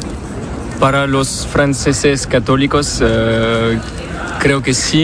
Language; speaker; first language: Spanish; non-native, learner; French